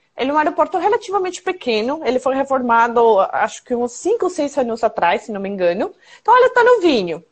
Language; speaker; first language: Portuguese; non-native, fluent; Spanish